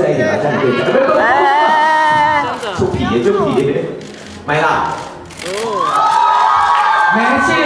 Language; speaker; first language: Chinese; native; Chinese